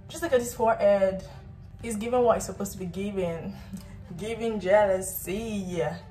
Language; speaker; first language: English; non-native, local second language; Yoruba